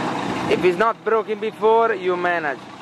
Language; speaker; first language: English; non-native, learner; Italian